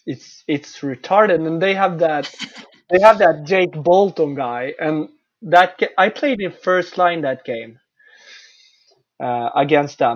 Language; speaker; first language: English; non-native, fluent; Swedish